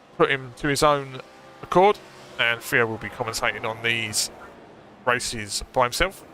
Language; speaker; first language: English; native; English